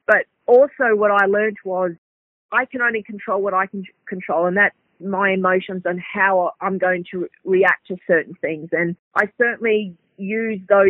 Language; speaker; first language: English; native; English